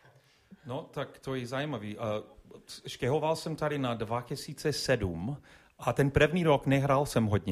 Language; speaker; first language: Czech; non-native, learner; English